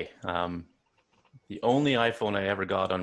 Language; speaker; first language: English; native; English